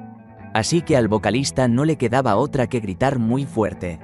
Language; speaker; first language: Spanish; native; Spanish